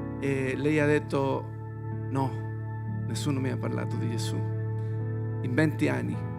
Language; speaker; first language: Italian; non-native, fluent; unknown